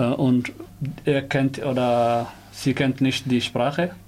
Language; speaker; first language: German; non-native, learner; Somali